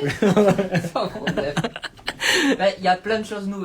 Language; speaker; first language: French; native; French